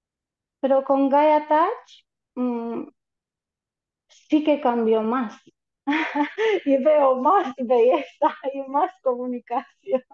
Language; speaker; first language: Spanish; non-native, fluent; Romanian